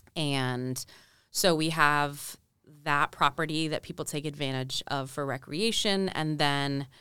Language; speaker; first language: English; native; English